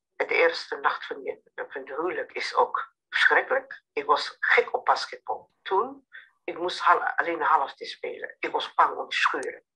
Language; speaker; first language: Dutch; non-native, learner; Somali